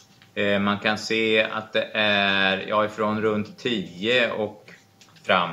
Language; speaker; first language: Swedish; native; Swedish